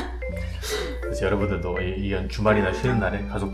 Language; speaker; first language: Korean; native; Korean